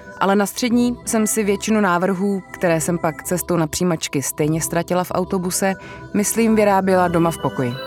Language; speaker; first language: Czech; native; Czech